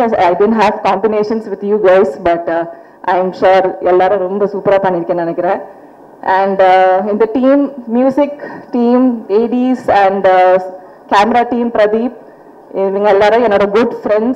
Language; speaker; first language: Tamil; non-native, fluent; Malayalam